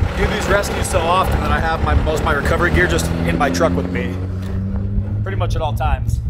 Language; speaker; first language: English; native; English